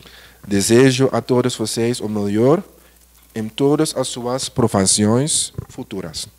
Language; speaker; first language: Portuguese; non-native, learner; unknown